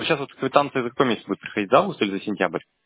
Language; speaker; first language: Russian; native; Russian